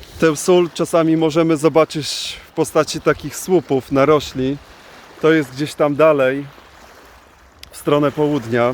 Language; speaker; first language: Polish; native; Polish